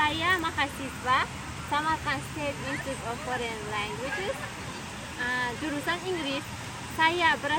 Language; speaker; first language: Indonesian; non-native, learner; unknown